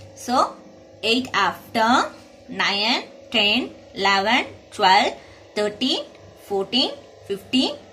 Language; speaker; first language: English; non-native, local second language; Tamil